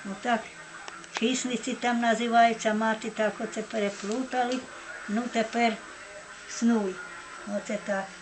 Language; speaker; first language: Ukrainian; native; Ukrainian